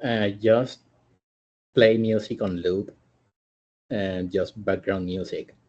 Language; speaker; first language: English; non-native, learner; Spanish